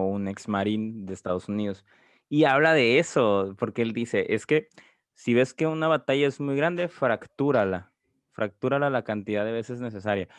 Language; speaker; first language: Spanish; native; Spanish